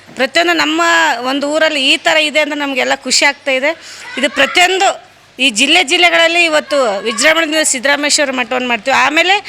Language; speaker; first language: Kannada; native; Kannada